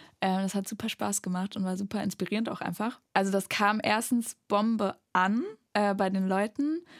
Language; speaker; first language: German; native; German